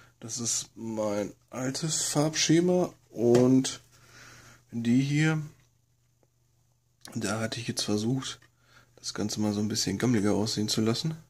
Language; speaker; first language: German; native; German